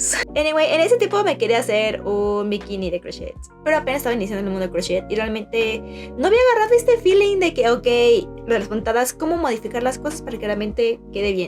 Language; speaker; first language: Spanish; native; Spanish